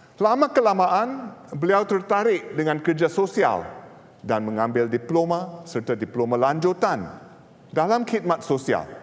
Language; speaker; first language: Malay; non-native, local second language; English